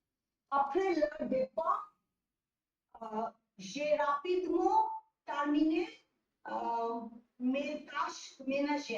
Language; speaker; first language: French; non-native, learner; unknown